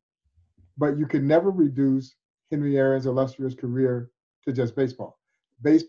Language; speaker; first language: English; native; English